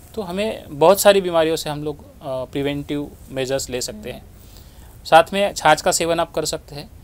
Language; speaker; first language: Hindi; non-native, local second language; Marathi